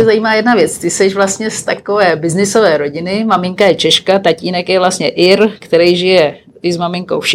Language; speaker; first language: Czech; early bilingual, heritage; Czech